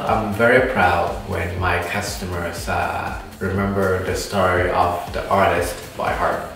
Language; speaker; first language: English; non-native, fluent; Thai